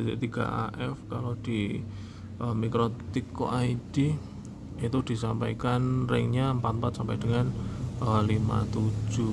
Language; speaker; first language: Indonesian; native; Indonesian